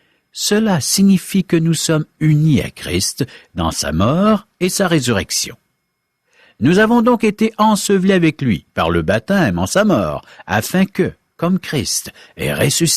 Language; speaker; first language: French; native; French